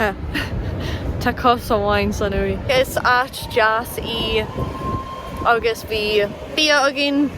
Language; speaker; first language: Irish; non-native, local second language; English